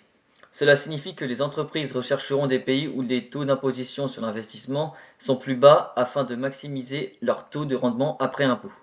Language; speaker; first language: French; native; French